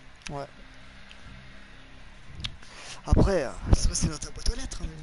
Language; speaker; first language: French; native; French